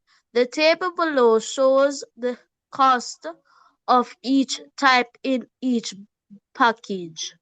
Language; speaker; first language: English; native; English